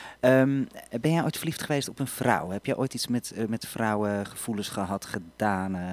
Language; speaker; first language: Dutch; native; Dutch